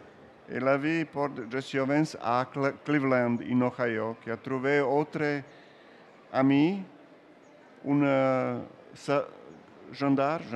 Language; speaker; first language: French; non-native, learner; Serbian